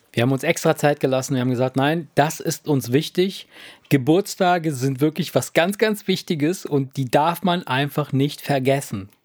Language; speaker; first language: German; early bilingual, other home language; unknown